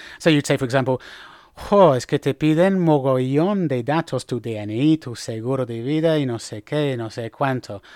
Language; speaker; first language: Spanish; non-native, fluent; English